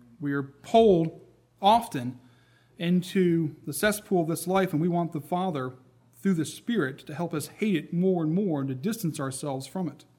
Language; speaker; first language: English; native; English